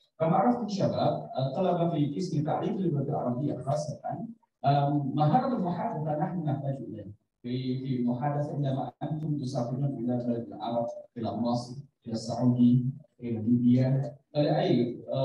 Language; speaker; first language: Arabic; non-native, fluent; Indonesian